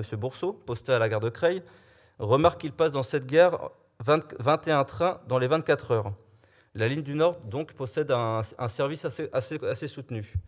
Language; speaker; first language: French; native; French